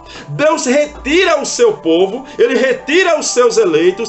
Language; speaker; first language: Portuguese; native; Portuguese